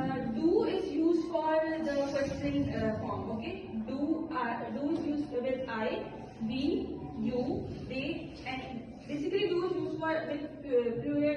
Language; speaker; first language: English; non-native, learner; Urdu